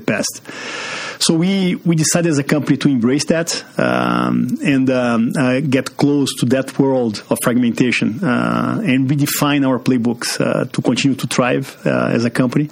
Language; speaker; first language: English; non-native, fluent; Portuguese